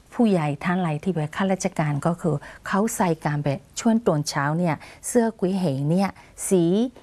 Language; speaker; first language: Thai; non-native, fluent; Burmese